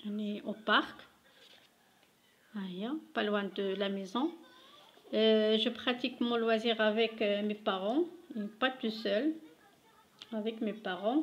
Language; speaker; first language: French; non-native, local second language; Arabic